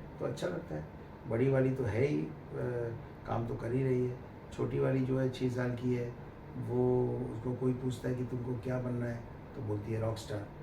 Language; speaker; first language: Hindi; non-native, local second language; Bangla